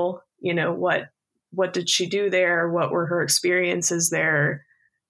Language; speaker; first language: English; native; English